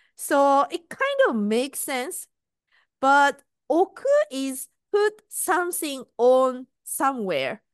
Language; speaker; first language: English; non-native, fluent; Japanese